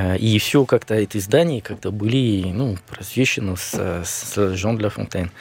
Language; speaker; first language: Russian; non-native, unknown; French